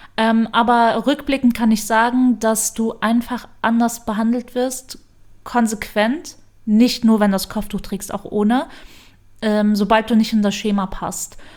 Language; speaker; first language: German; early bilingual, other home language; Kurdish